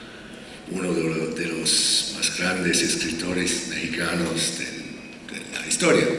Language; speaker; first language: Spanish; non-native, fluent; English